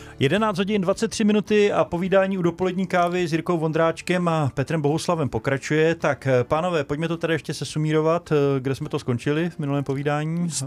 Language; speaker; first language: Czech; native; Czech